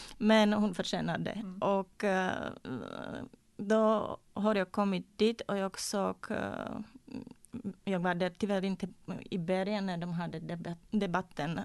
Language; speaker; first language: Swedish; non-native, fluent; Czech